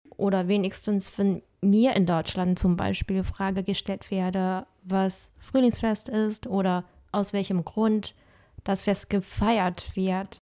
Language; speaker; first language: German; non-native, fluent; Chinese